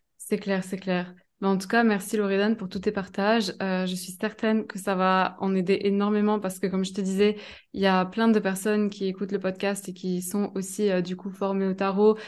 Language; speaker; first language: French; native; French